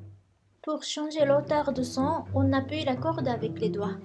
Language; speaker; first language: French; non-native, fluent; Japanese